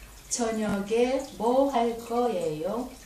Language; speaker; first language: Korean; non-native, learner; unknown